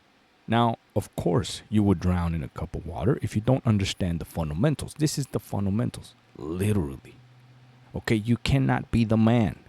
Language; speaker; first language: English; native; English